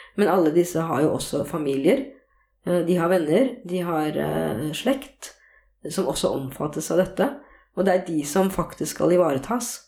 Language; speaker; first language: Norwegian; early bilingual, other home language; Korean